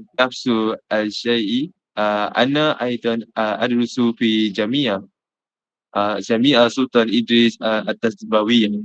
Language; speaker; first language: Arabic; non-native, learner; Malay